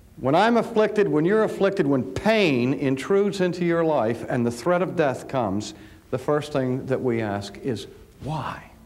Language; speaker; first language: English; native; English